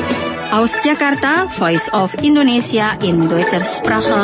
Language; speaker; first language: German; non-native, fluent; Indonesian